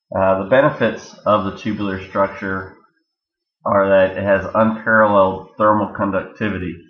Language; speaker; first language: English; native; English